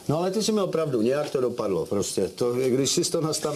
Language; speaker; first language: Czech; native; Czech